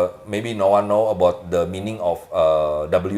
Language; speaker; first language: English; non-native, learner; Indonesian